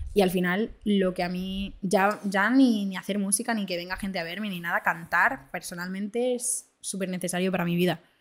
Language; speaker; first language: Spanish; early bilingual, other home language; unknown